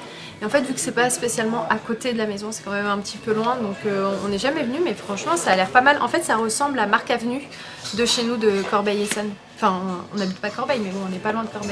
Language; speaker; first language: French; native; French